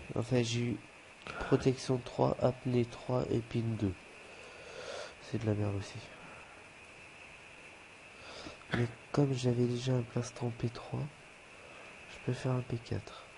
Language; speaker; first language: French; native; French